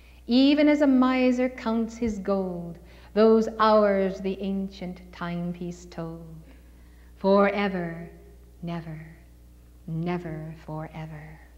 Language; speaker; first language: English; native; English